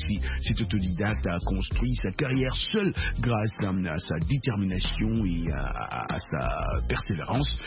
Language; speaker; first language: French; non-native, local second language; Lingala